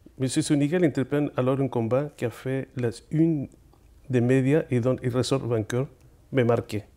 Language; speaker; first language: French; non-native, fluent; Spanish